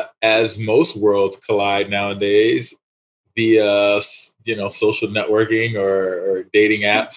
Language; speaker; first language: English; native; English